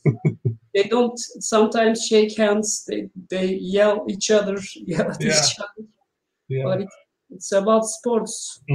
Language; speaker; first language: English; non-native, learner; Turkish